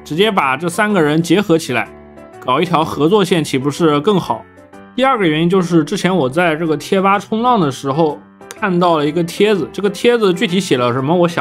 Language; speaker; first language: Chinese; native; Chinese